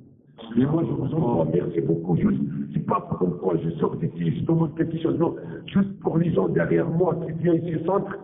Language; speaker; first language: French; non-native, fluent; Arabic